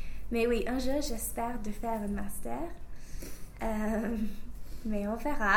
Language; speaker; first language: French; non-native, fluent; English